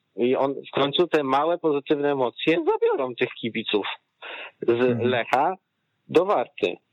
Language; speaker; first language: Polish; native; Polish